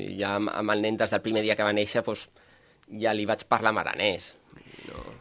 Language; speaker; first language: Catalan; non-native, local second language; Occitan